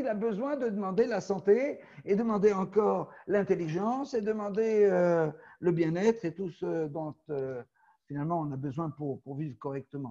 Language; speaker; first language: French; native; French